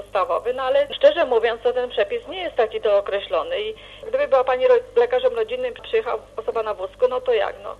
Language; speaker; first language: Polish; native; Polish